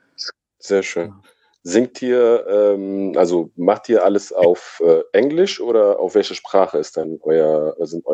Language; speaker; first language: German; native; German